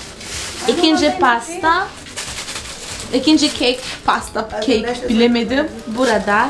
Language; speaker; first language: Turkish; non-native, fluent; Portuguese